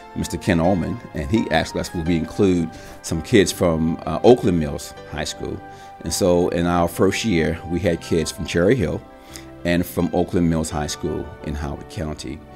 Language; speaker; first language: English; native; English